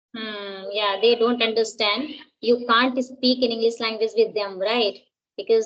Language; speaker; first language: English; non-native, local second language; Hindi